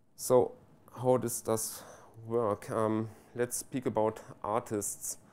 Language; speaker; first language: English; non-native, fluent; German